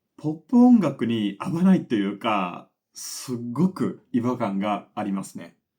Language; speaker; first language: Japanese; non-native, fluent; English